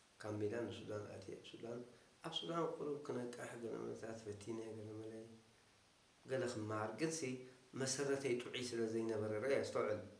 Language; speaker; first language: Tigrinya; native; Tigrinya